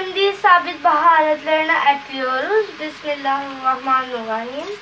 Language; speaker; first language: Turkish; non-native, learner; Urdu